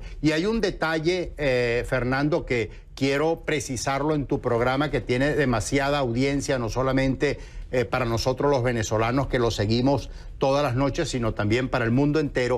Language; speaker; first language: Spanish; native; Spanish